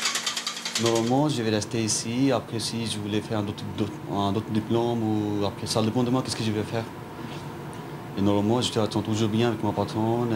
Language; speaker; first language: French; non-native, fluent; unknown